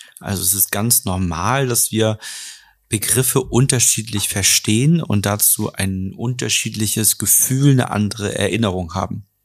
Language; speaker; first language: German; native; German